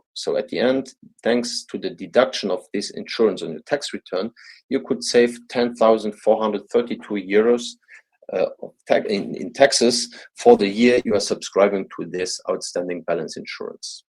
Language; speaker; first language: English; non-native, fluent; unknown